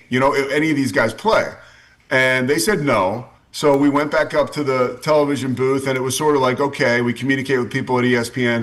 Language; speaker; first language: English; native; English